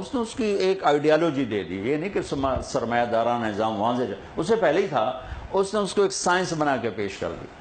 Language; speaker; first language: Urdu; non-native, local second language; Punjabi